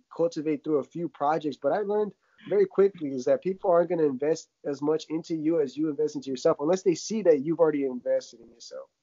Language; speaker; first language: English; early bilingual, other home language; Russian